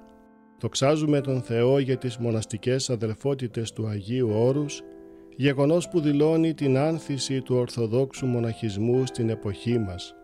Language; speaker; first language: Greek; native; Greek